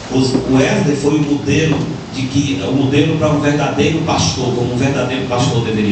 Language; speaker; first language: Portuguese; native; Portuguese